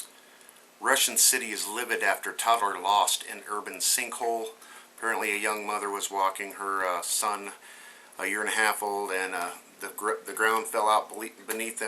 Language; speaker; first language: English; native; English